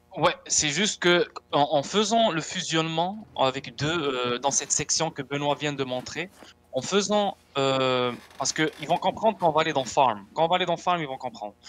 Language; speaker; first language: French; non-native, local second language; Arabic